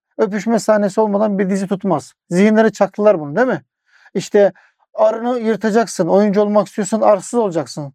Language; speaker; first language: Turkish; native; Turkish